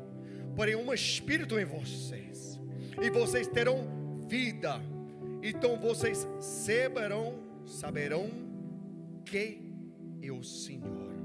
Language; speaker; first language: Portuguese; non-native, learner; English